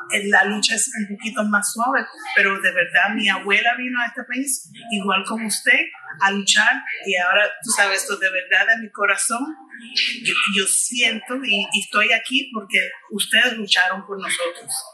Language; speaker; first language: Spanish; early bilingual, heritage; Spanish